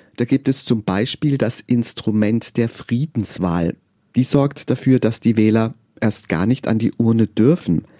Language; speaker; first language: German; native; German